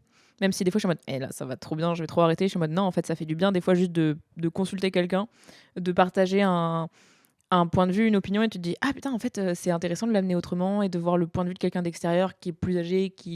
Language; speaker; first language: French; native; French